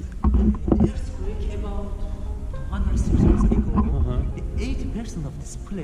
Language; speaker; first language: English; non-native, learner; Persian